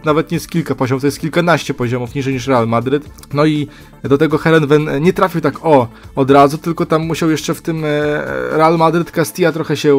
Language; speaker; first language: Polish; native; Polish